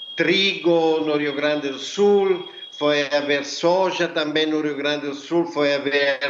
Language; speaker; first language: Portuguese; non-native, fluent; Italian